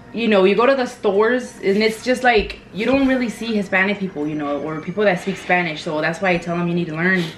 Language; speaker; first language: English; early bilingual, other home language; Spanish